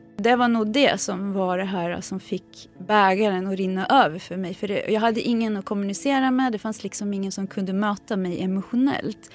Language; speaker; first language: Swedish; early bilingual, other home language; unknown